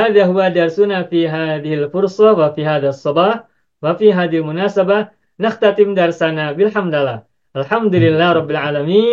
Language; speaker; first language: Arabic; non-native, fluent; Indonesian